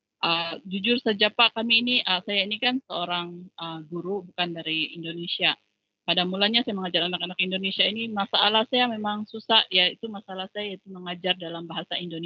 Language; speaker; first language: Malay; non-native, local second language; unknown